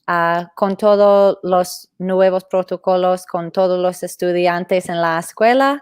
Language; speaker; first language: Spanish; non-native, fluent; English